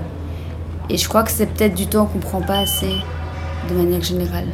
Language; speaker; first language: French; native; French